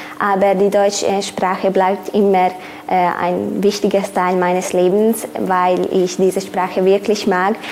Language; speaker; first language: German; non-native, fluent; Hungarian